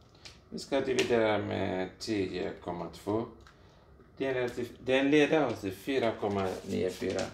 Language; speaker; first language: Swedish; non-native, fluent; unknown